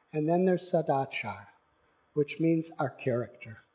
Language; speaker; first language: English; native; English